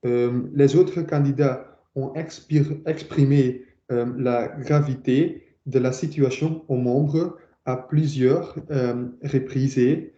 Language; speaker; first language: French; non-native, learner; Dutch